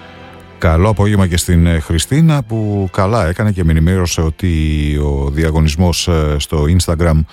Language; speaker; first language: Greek; native; Greek